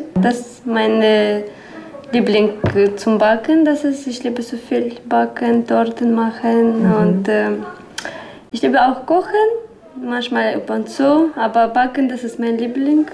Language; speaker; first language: German; non-native, learner; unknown